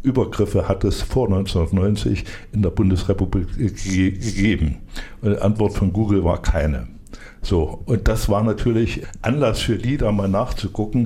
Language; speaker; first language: German; native; German